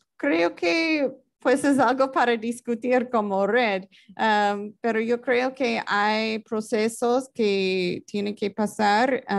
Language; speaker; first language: Spanish; non-native, fluent; English